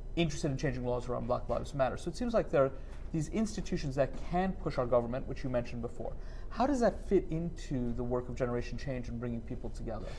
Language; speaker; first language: English; native; English